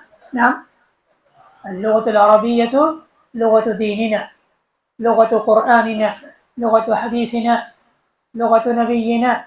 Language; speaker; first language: Arabic; non-native, fluent; Bangla